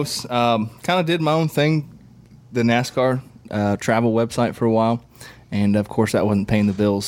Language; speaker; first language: English; native; English